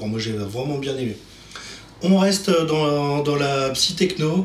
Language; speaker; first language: French; native; French